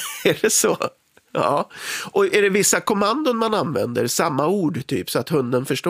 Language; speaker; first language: Swedish; native; Swedish